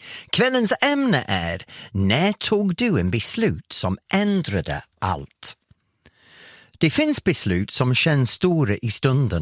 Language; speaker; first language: Swedish; non-native, fluent; English